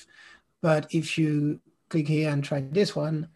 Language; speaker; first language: English; non-native, fluent; French